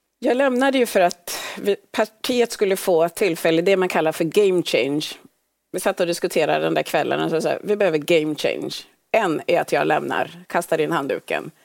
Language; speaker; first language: Swedish; early bilingual, other home language; Swahili